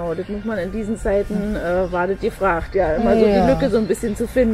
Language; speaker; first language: German; native; German